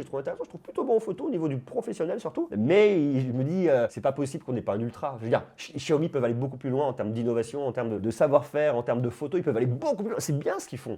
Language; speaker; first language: French; native; French